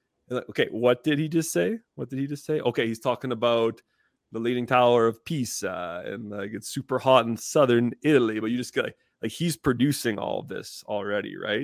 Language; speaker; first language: English; native; English